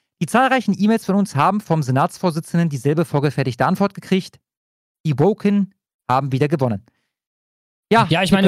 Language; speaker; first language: German; native; German